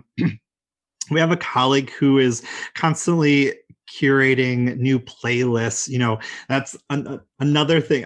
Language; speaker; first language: English; native; English